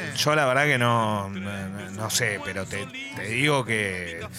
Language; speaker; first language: Spanish; native; Spanish